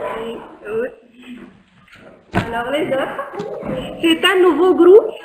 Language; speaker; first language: French; non-native, local second language; Arabic